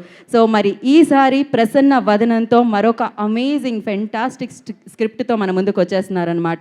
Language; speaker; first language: Telugu; native; Telugu